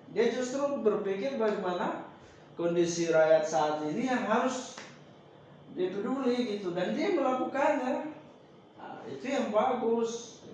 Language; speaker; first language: Indonesian; native; Indonesian